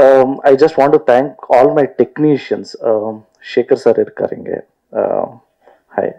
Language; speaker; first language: Tamil; non-native, local second language; Kannada